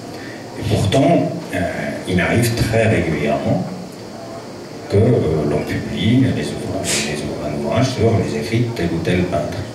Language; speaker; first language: French; native; French